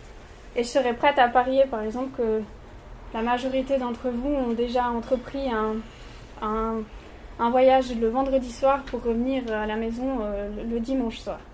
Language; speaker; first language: French; native; French